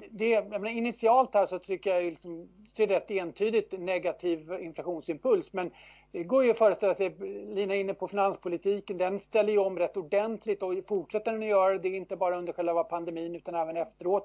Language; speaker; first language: Swedish; native; Swedish